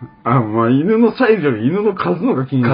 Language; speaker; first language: Japanese; native; Japanese